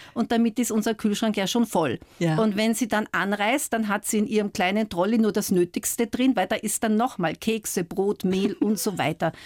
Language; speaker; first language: German; native; German